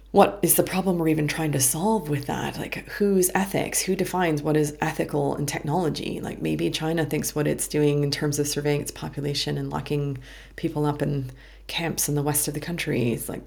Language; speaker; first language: English; native; English